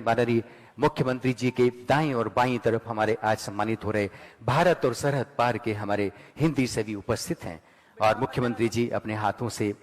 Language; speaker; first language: Hindi; native; Hindi